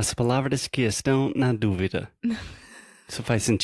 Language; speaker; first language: Portuguese; non-native, fluent; English